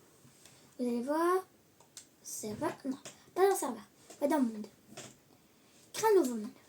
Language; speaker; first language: French; native; French